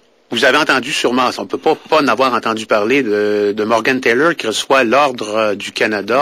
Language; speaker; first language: French; native; French